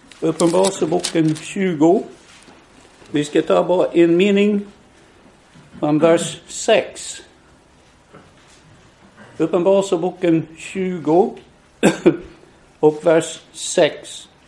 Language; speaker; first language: Swedish; non-native, fluent; English